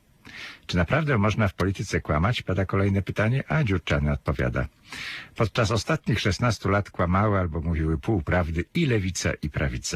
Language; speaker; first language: Polish; native; Polish